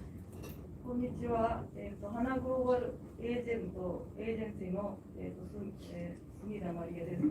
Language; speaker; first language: Japanese; non-native, fluent; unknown